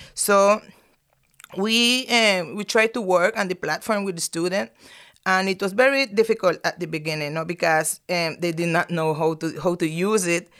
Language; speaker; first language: English; non-native, fluent; Spanish